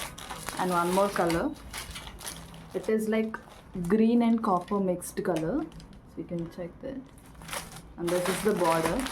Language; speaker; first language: English; non-native, local second language; Telugu